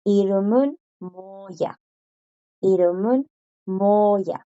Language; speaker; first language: Korean; non-native, fluent; Spanish